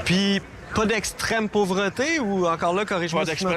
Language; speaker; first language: French; native; French